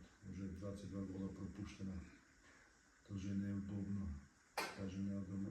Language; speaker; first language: Russian; non-native, learner; Serbian